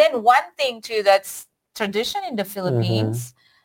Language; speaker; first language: English; non-native, local second language; Iloko